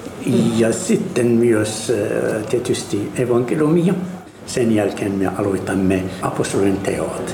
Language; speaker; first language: Finnish; non-native, learner; Arabic